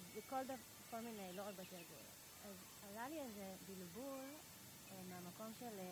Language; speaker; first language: Hebrew; non-native, fluent; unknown